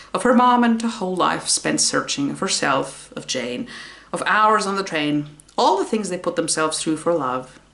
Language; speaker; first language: English; non-native, fluent; Greek